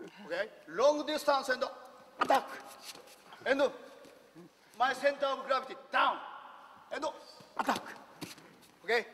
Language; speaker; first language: English; non-native, learner; Japanese